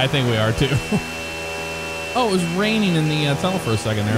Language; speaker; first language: English; native; English